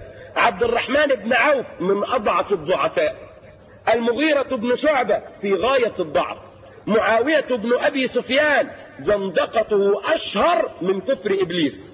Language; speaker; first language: Arabic; native; Arabic